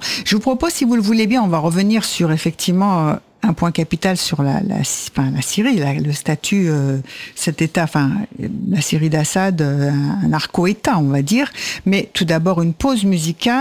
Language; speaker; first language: French; native; French